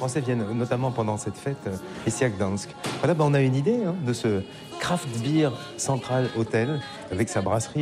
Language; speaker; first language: French; native; French